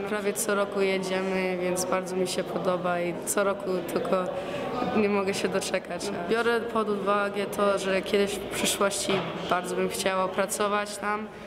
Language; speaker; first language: Polish; early bilingual, heritage; Polish